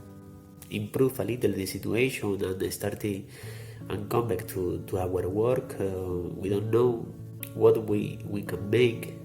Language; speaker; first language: English; non-native, learner; Spanish